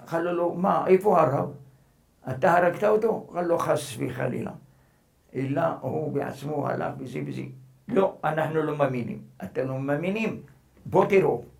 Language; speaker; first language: Hebrew; non-native, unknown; Arabic